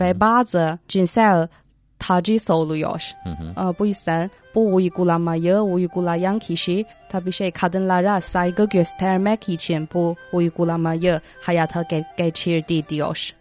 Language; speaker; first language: Turkish; non-native, fluent; Chinese